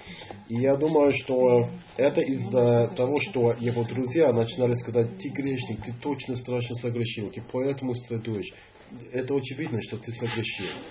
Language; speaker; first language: Russian; non-native, fluent; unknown